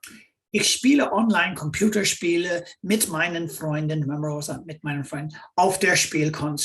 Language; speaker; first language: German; non-native, fluent; English